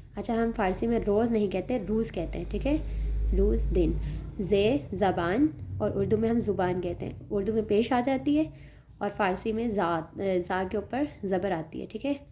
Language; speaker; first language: Urdu; native; Urdu